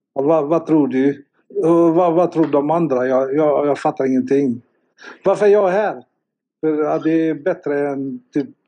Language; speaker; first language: Swedish; non-native, fluent; Albanian